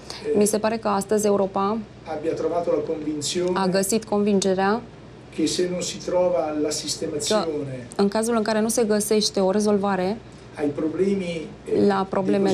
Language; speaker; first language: Romanian; non-native, fluent; Italian